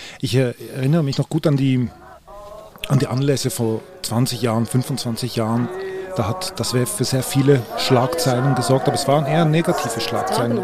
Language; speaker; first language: German; native; German